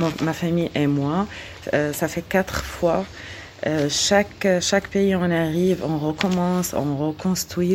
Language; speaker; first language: French; non-native, learner; Arabic